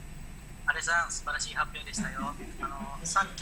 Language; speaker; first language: Japanese; non-native, learner; Indonesian